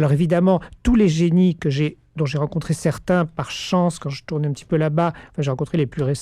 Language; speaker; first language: French; native; French